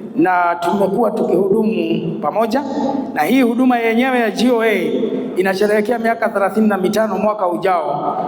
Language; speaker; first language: Swahili; non-native, local second language; Kikuyu